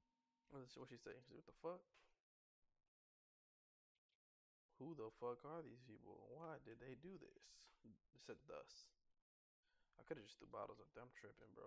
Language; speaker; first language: English; native; English